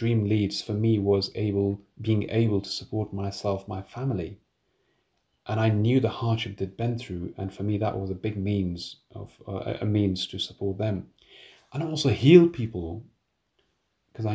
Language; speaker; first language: English; non-native, fluent; Persian